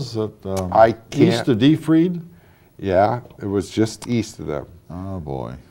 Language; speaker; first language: English; native; English